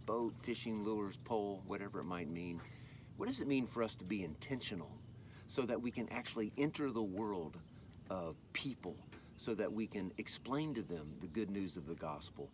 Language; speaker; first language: English; native; English